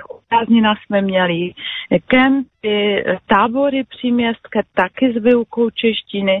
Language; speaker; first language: Czech; non-native, local second language; Polish